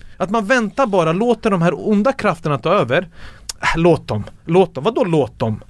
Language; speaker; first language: Swedish; early bilingual, other home language; Serbian